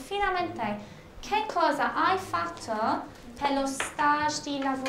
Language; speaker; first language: Italian; non-native, fluent; English